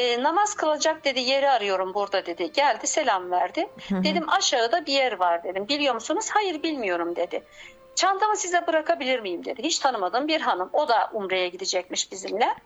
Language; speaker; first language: Turkish; native; Turkish